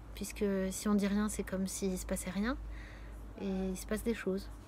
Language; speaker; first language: French; native; French